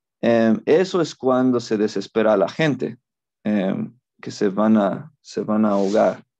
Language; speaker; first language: Spanish; non-native, fluent; English